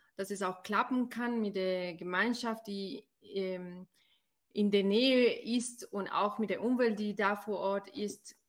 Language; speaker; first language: German; non-native, fluent; Spanish